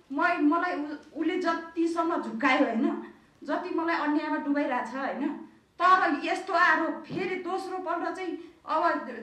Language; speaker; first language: Nepali; non-native, local second language; Eastern Tamang